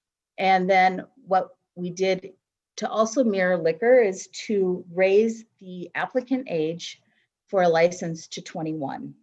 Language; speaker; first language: English; native; English